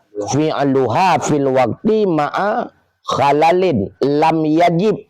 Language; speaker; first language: Arabic; non-native, fluent; Achinese